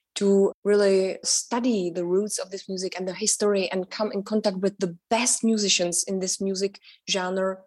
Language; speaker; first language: English; non-native, fluent; Czech